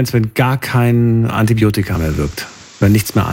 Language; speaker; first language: German; native; German